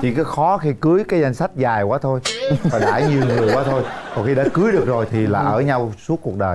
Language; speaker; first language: Vietnamese; native; Vietnamese